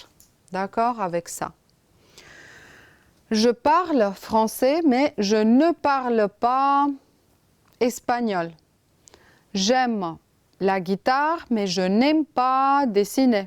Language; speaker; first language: French; non-native, fluent; Romanian